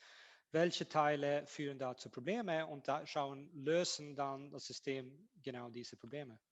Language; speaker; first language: German; non-native, fluent; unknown